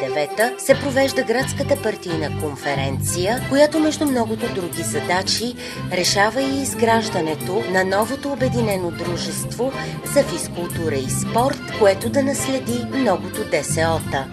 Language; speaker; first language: Bulgarian; native; Bulgarian